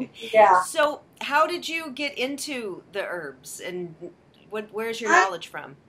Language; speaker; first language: English; native; English